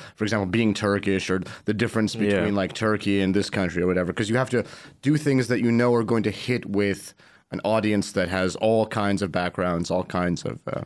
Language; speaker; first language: English; early bilingual, heritage; Arabic